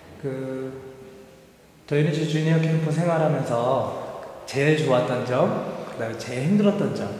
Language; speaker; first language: Korean; native; Korean